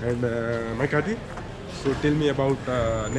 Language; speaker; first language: English; non-native, learner; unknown